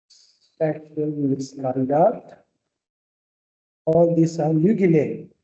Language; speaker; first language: English; non-native, local second language; Tibetan